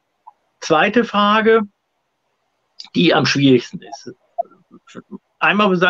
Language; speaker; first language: German; native; German